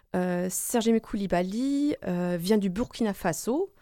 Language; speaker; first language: French; non-native, fluent; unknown